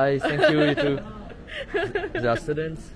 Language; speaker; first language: English; non-native, learner; French